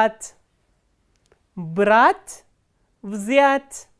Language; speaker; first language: Russian; non-native, fluent; Hindi